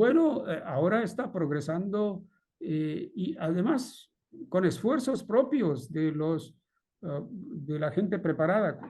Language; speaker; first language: Spanish; non-native, fluent; Bangla